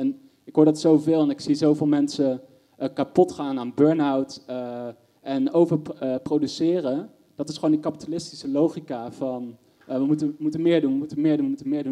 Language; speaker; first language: Dutch; native; Dutch